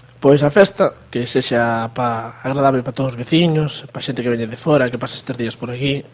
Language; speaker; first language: Galician; native; Galician